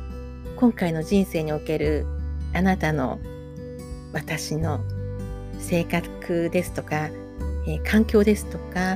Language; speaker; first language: Japanese; native; Japanese